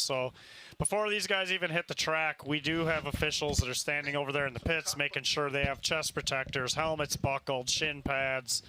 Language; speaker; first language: English; native; English